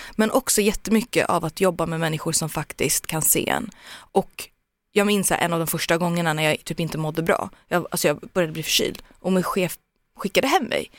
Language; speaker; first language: Swedish; early bilingual, other home language; Turoyo